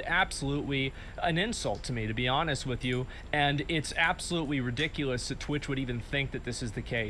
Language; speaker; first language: English; native; English